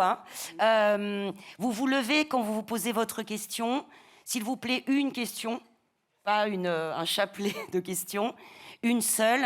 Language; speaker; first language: French; native; French